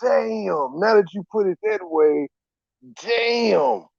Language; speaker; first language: English; native; English